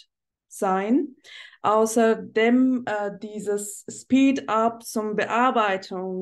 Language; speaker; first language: German; non-native, fluent; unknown